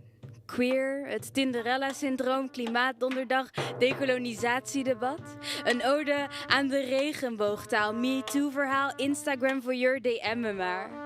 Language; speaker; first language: Dutch; early bilingual, other home language; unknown